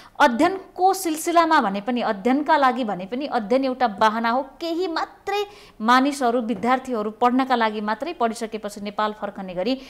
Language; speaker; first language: Nepali; native; Nepali